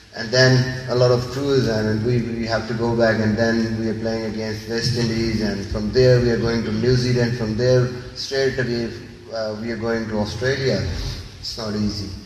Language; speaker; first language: English; non-native, local second language; Urdu